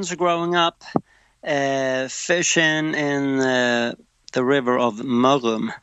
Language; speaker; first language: English; non-native, fluent; Swedish